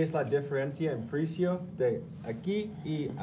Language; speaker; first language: Spanish; non-native, learner; English